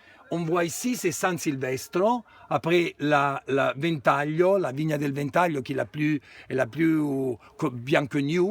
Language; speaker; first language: French; non-native, fluent; Italian